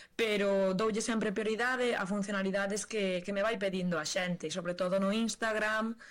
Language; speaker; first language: Galician; native; Galician